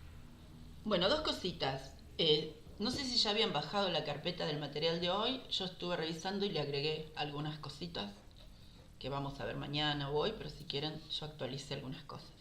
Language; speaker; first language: Spanish; native; Spanish